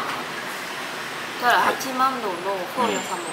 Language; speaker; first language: Japanese; non-native, fluent; Vietnamese